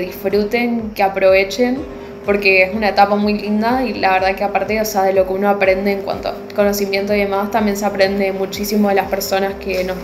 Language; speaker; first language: Spanish; native; Spanish